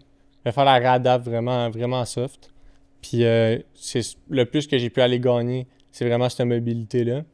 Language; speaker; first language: French; native; French